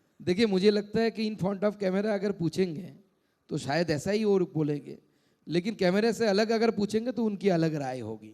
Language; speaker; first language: Hindi; non-native, local second language; Bangla